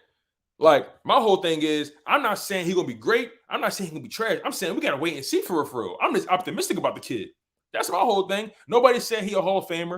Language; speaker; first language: English; native; English